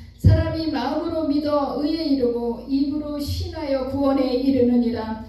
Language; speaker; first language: Korean; native; Korean